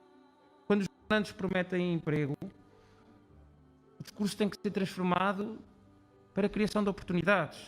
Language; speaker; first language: Portuguese; non-native, local second language; Kabuverdianu